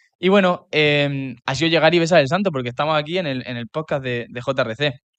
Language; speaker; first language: Spanish; native; Spanish